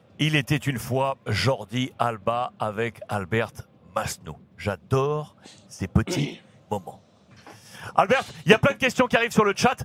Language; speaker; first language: French; native; French